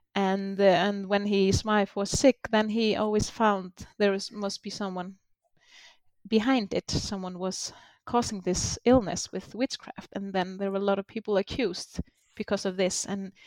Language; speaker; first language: English; non-native, fluent; Icelandic